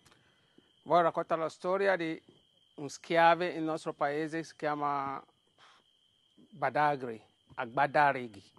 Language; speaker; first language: Italian; non-native, learner; Yoruba